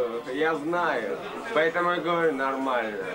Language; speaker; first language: Russian; native; Russian